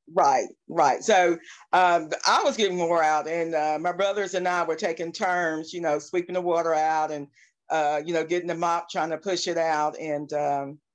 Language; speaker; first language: English; native; English